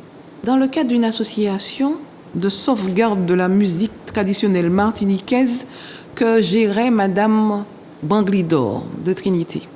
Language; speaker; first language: French; native; French